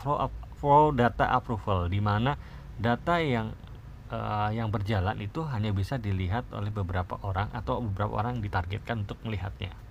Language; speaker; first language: Indonesian; native; Indonesian